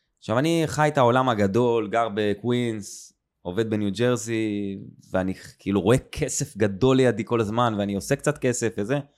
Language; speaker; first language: Hebrew; native; Hebrew